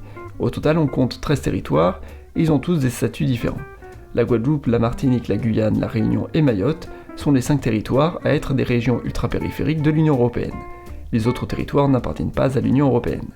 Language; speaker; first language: French; native; French